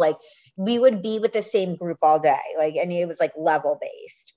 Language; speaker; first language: English; native; English